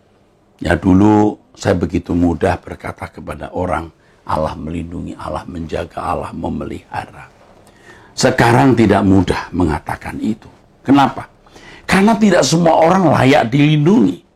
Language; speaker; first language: Indonesian; native; Indonesian